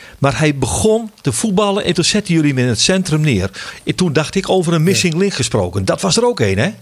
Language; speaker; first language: Dutch; non-native, local second language; Western Frisian